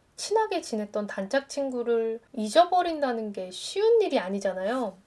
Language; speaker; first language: Korean; native; Korean